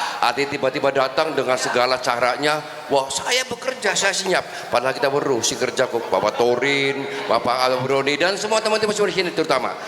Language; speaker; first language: Indonesian; native; Indonesian